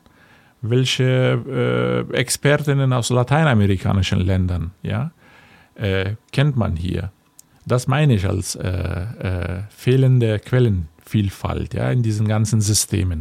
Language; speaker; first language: German; non-native, fluent; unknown